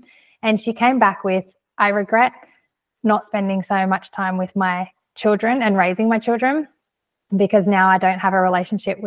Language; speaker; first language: English; native; English